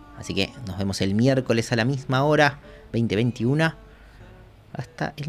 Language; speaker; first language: Spanish; native; Spanish